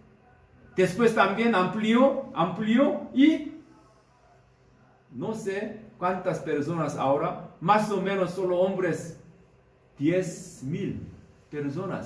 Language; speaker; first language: Spanish; non-native, fluent; Korean